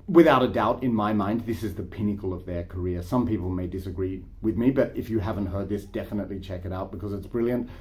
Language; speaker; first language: English; native; English